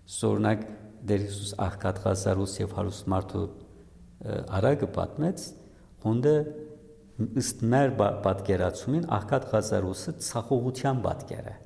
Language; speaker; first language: Armenian; early bilingual, heritage; Armenian